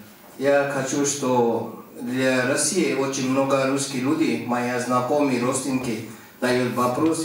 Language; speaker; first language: Russian; non-native, learner; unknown